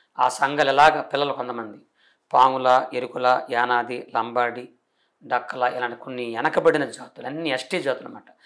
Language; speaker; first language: Telugu; non-native, local second language; Koya